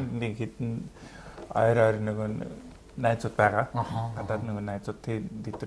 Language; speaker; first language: Mongolian; non-native, fluent; English